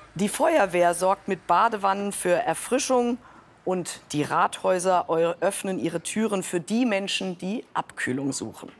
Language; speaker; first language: German; native; German